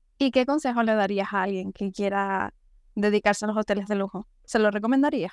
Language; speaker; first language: Spanish; native; Spanish